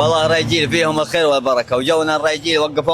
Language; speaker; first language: Arabic; native; Arabic